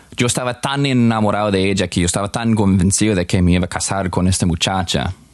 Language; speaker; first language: Spanish; non-native, fluent; English